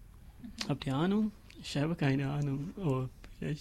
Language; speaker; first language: German; non-native, learner; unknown